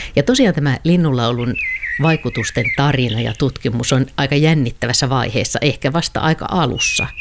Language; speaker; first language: Finnish; native; Finnish